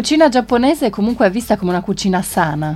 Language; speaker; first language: Italian; native; Italian